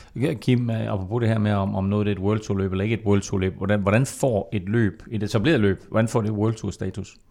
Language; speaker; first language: Danish; native; Danish